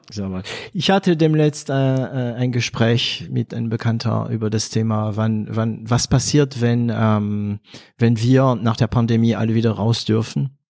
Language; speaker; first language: German; non-native, fluent; French